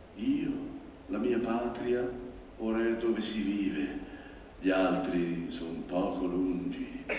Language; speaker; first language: Italian; non-native, local second language; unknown